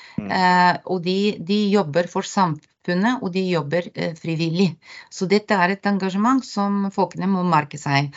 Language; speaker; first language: Norwegian; non-native, fluent; Bulgarian